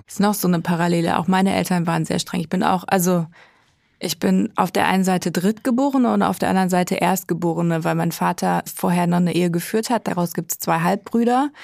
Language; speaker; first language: German; native; German